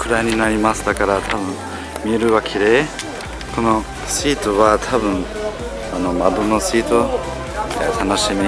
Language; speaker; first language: Japanese; non-native, learner; German